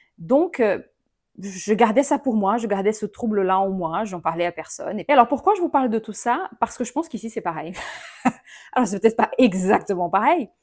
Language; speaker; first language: French; non-native, fluent; Portuguese